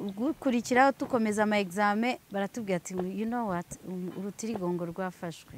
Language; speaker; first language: Kinyarwanda; early bilingual, heritage; Swahili